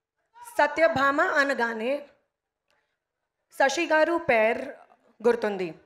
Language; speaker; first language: Telugu; non-native, local second language; Hindi